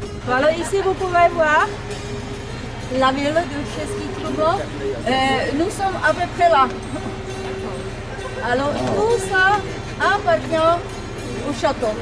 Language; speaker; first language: French; non-native, fluent; Czech